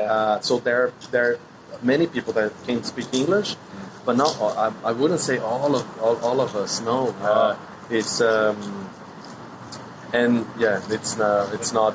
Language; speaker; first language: English; non-native, fluent; Portuguese